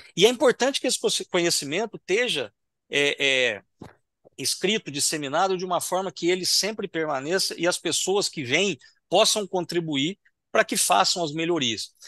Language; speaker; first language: Portuguese; native; Portuguese